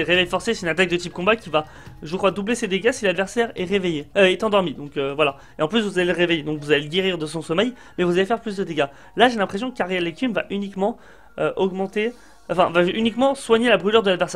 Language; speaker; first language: French; native; French